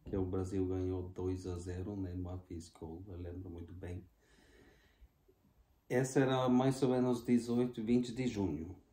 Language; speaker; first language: Portuguese; non-native, fluent; Norwegian